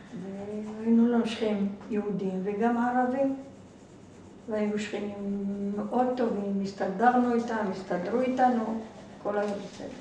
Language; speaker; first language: Hebrew; non-native, fluent; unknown